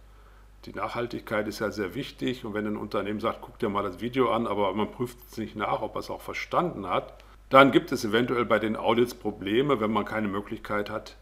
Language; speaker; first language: German; native; German